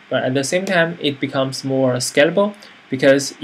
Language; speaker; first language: English; non-native, fluent; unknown